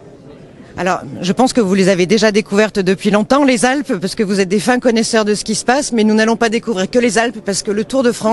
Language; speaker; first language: French; native; French